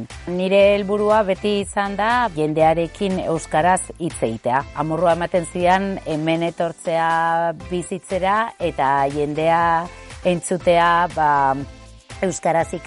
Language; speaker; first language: Basque; non-native, local second language; Spanish